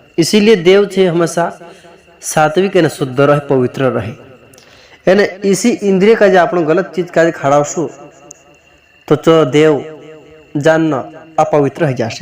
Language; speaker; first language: Hindi; non-native, local second language; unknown